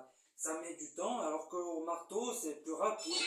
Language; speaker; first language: French; native; French